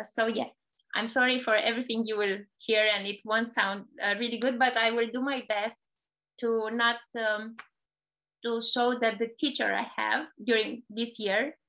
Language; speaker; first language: English; non-native, fluent; Romanian